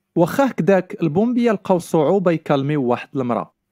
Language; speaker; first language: Arabic; non-native, learner; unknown